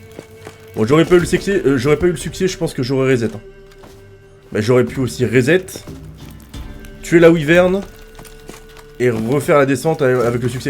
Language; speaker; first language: French; native; French